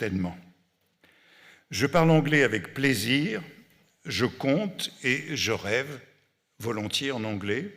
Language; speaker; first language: French; native; French